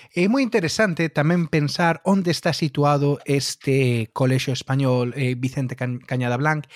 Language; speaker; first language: Galician; native; Galician